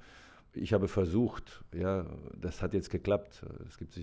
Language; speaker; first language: German; native; German